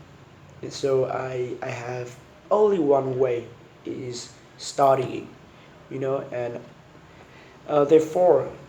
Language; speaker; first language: English; non-native, learner; Vietnamese